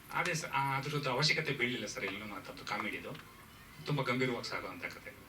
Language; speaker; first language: Kannada; native; Kannada